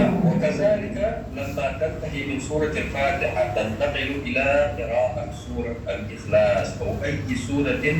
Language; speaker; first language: Arabic; non-native, fluent; Chechen